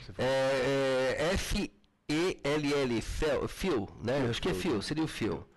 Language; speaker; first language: Portuguese; native; Portuguese